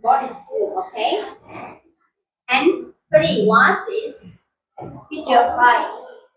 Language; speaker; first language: English; non-native, fluent; Vietnamese